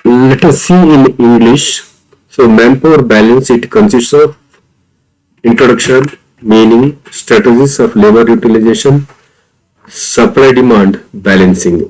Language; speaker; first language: English; non-native, local second language; Kannada